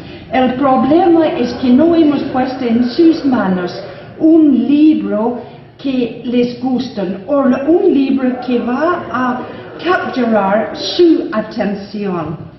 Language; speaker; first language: Spanish; non-native, fluent; English